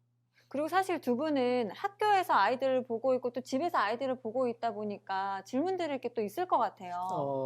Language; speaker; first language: Korean; native; Korean